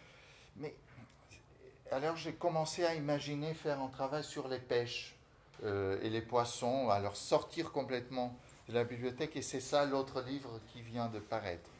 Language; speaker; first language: French; non-native, fluent; Portuguese